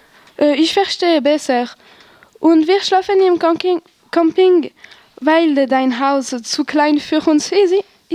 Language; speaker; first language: German; non-native, learner; French